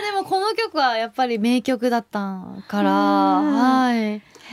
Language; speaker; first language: Japanese; non-native, fluent; Korean